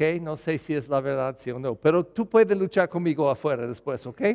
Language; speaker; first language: Spanish; non-native, learner; English